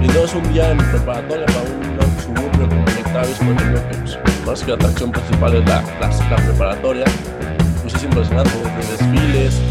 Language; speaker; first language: Spanish; native; Spanish